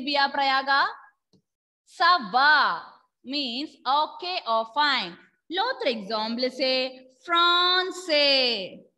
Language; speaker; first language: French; non-native, fluent; Malayalam